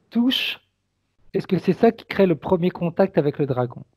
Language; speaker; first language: French; native; French